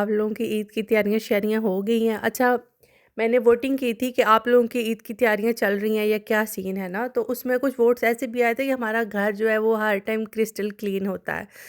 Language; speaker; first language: Urdu; non-native, local second language; Punjabi